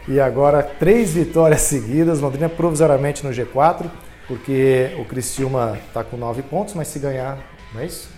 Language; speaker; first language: Portuguese; native; Portuguese